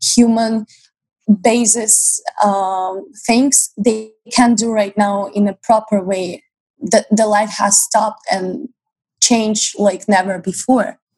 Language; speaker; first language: English; non-native, fluent; Ukrainian